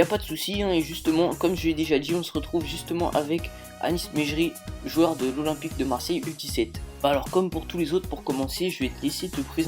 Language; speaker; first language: French; native; French